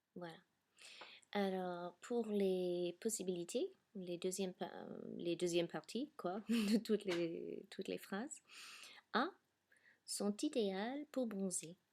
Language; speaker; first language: French; non-native, fluent; English